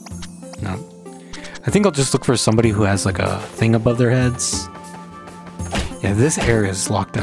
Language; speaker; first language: English; native; English